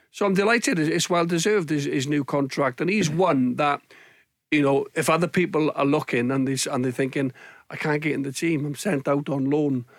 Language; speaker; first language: English; native; English